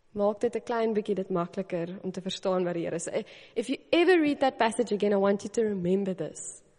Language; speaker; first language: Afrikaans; native; Afrikaans